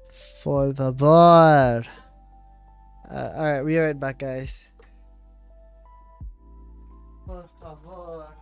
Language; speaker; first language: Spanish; non-native, learner; English